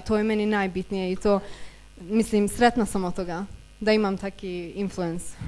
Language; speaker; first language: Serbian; early bilingual, heritage; Bosnian